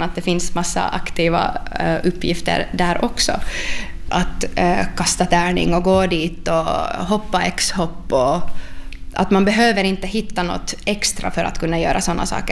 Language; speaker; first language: Swedish; non-native, local second language; Finnish